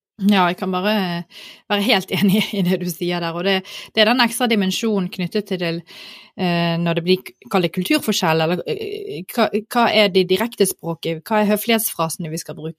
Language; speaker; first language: Norwegian; native; Norwegian